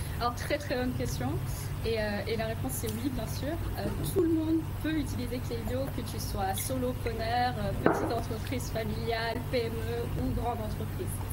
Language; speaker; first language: French; non-native, fluent; Vietnamese